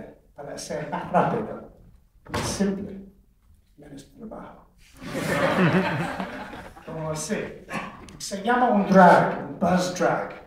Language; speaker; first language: Spanish; non-native, learner; English